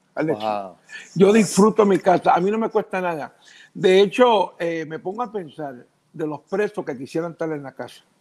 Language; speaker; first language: Spanish; early bilingual, heritage; Spanish